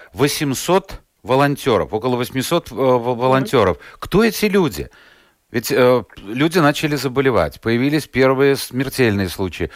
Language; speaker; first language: Russian; native; Russian